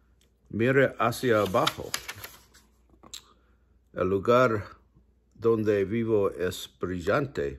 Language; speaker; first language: Spanish; non-native, learner; English